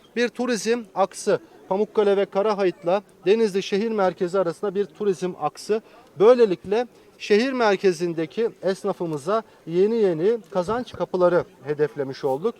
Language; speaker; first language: Turkish; native; Turkish